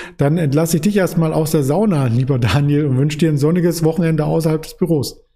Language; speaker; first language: German; native; German